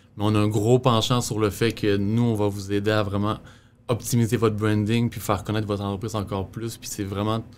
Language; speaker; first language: French; native; French